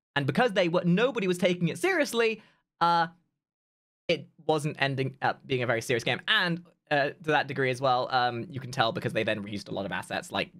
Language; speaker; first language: English; native; English